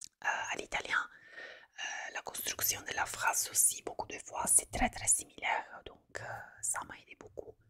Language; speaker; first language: French; non-native, fluent; Italian